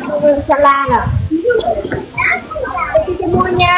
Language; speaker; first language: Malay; non-native, learner; Vietnamese